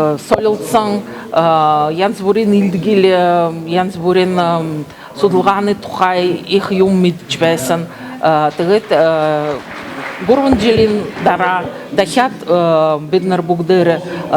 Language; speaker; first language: Mongolian; non-native, fluent; Russian